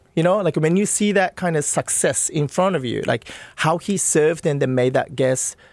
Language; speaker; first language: English; non-native, fluent; Japanese